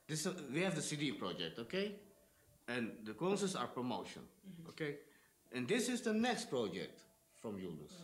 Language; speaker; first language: English; non-native, fluent; Dutch